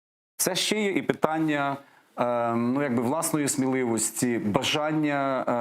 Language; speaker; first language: Ukrainian; native; Ukrainian